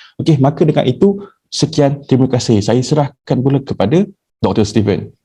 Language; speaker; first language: Malay; native; Malay